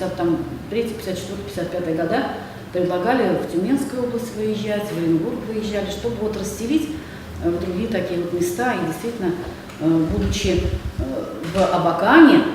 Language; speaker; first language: Russian; native; Russian